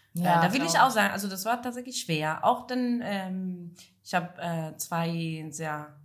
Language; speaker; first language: German; non-native, fluent; Italian